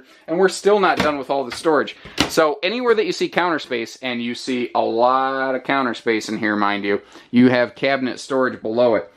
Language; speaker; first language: English; native; English